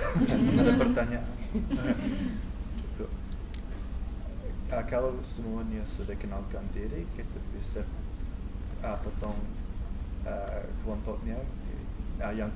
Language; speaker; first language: Indonesian; non-native, fluent; English